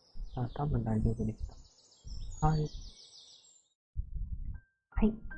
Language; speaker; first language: Japanese; non-native, learner; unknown